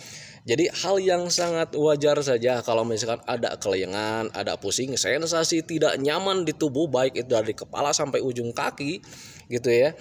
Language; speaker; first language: Indonesian; native; Indonesian